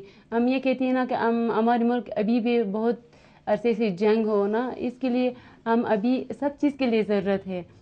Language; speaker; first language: Hindi; non-native, learner; Persian